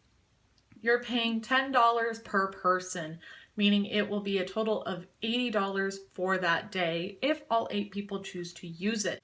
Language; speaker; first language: English; native; English